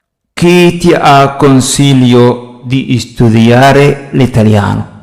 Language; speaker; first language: Italian; non-native, fluent; Somali